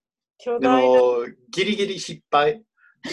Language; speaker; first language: Japanese; non-native, fluent; English